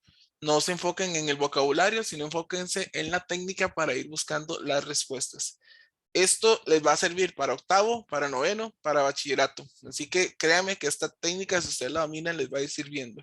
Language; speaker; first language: Spanish; native; Spanish